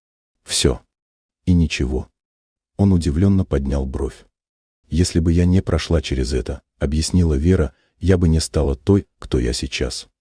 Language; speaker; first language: Russian; native; Russian